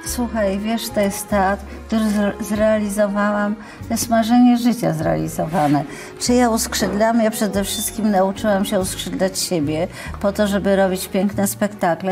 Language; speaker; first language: Polish; native; Polish